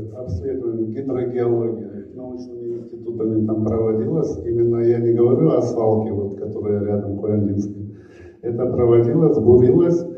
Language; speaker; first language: Russian; non-native, local second language; Kazakh